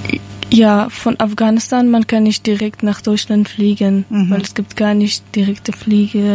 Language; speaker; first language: German; non-native, learner; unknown